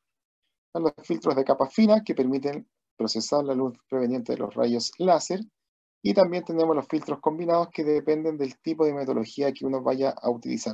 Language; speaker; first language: Spanish; native; Spanish